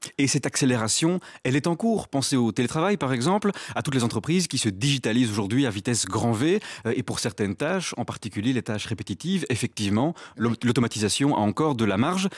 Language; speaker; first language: French; native; French